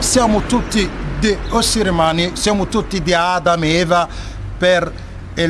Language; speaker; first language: Italian; non-native, fluent; Arabic